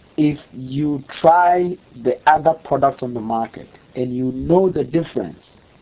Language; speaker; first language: English; non-native, local second language; Akan